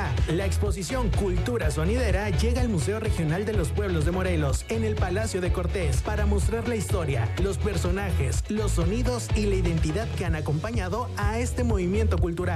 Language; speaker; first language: Spanish; native; Spanish